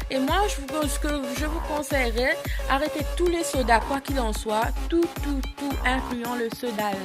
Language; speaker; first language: French; native; French